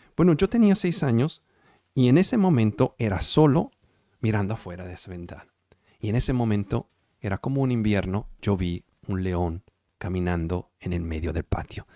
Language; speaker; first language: Spanish; non-native, fluent; Italian